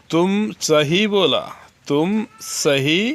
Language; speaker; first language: Hindi; non-native, learner; Bangla